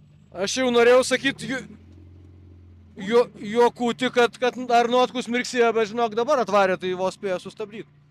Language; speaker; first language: Lithuanian; native; Lithuanian